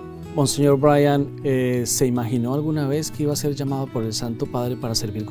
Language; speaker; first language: Spanish; native; Spanish